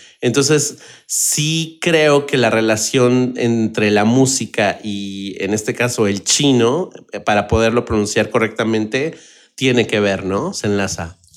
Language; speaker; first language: Spanish; native; Spanish